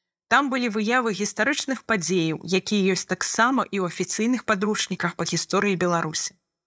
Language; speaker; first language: Belarusian; non-native, fluent; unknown